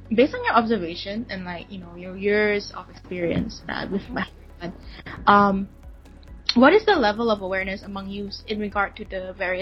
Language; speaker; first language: English; non-native, local second language; Malay